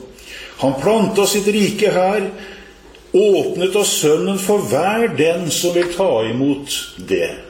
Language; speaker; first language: Norwegian; native; Norwegian